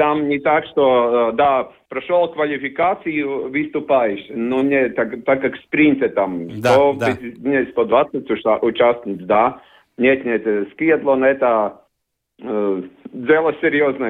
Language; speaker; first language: Russian; non-native, learner; Latvian